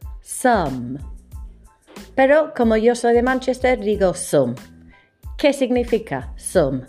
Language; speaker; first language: Spanish; non-native, fluent; English